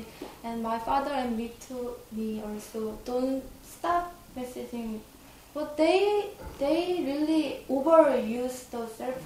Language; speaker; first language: English; non-native, learner; Korean